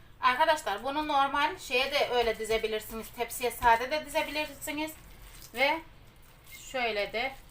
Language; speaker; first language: Turkish; native; Turkish